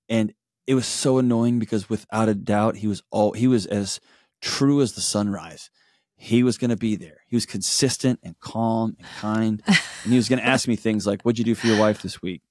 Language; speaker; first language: English; native; English